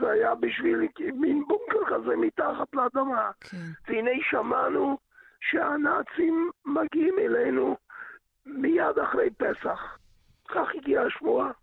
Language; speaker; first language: Hebrew; early bilingual, other home language; Yiddish